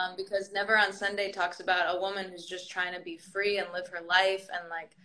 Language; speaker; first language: English; early bilingual, other home language; Greek